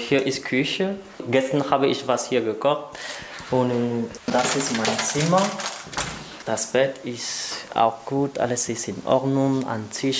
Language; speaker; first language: German; non-native, learner; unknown